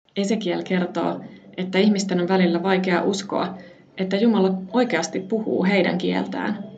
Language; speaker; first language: Finnish; native; Finnish